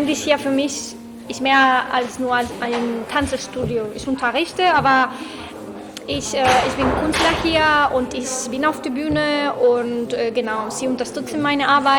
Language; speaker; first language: German; non-native, fluent; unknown